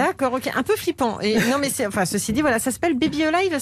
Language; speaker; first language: French; native; French